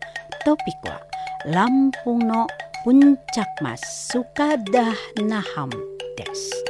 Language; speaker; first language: Japanese; non-native, learner; Indonesian